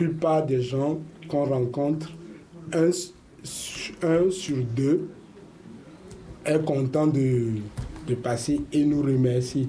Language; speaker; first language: French; native; French